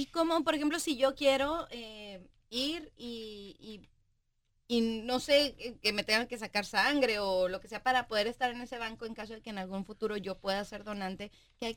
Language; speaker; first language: Spanish; native; Spanish